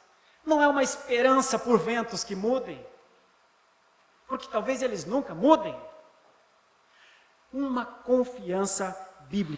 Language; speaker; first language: Portuguese; native; Portuguese